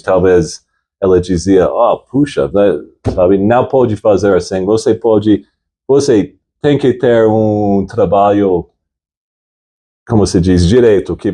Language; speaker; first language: Portuguese; non-native, fluent; English